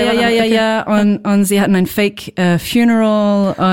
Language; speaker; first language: German; non-native, fluent; English